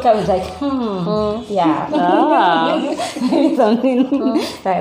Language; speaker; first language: English; non-native, learner; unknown